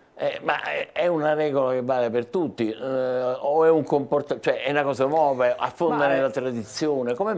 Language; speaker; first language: Italian; native; Italian